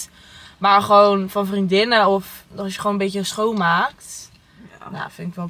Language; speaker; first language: Dutch; native; Dutch